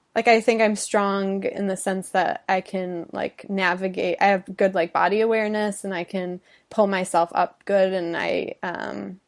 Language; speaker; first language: English; native; English